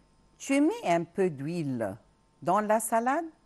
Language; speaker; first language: French; non-native, local second language; Arabic